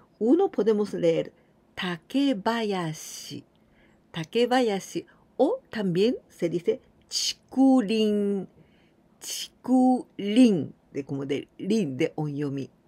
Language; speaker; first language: Spanish; non-native, fluent; Japanese